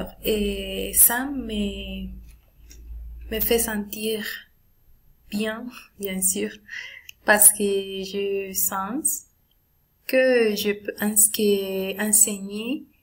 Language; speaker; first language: French; non-native, learner; Spanish